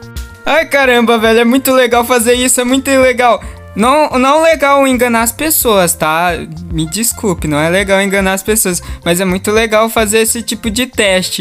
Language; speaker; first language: Portuguese; native; Portuguese